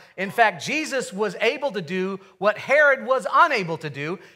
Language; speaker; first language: English; native; English